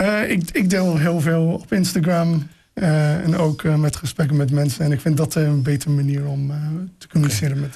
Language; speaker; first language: Dutch; non-native, fluent; English